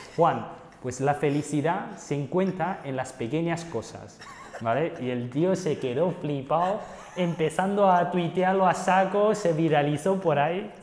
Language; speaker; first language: Spanish; non-native, fluent; Chinese